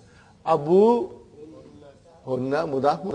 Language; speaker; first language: Arabic; non-native, fluent; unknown